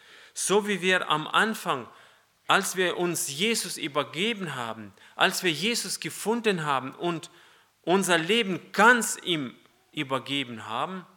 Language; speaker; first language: German; non-native, fluent; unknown